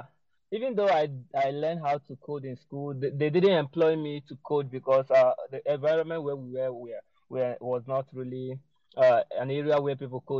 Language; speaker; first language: English; non-native, local second language; Igbo